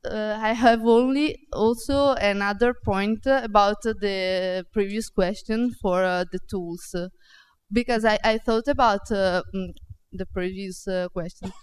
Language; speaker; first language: English; non-native, fluent; Italian